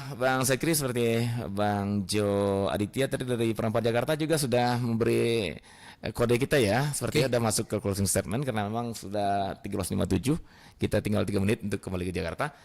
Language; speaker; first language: Indonesian; non-native, local second language; Minangkabau